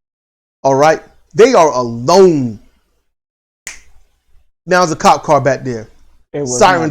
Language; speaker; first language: English; native; English